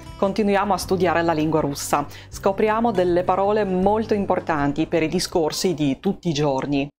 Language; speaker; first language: Italian; non-native, fluent; Russian